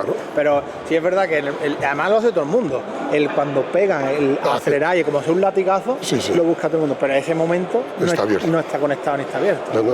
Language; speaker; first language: Spanish; native; Spanish